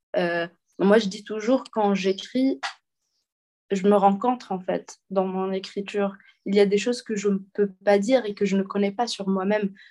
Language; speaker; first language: French; non-native, local second language; Arabic